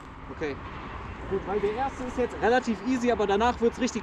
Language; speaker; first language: German; native; German